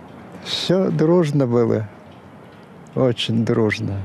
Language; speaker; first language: Russian; non-native, fluent; Mongolian